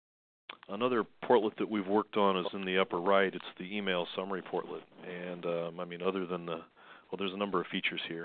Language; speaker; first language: English; native; English